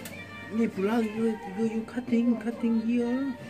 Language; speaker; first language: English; non-native, learner; Korean